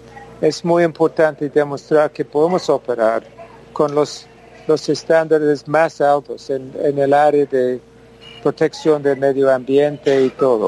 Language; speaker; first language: Spanish; non-native, fluent; English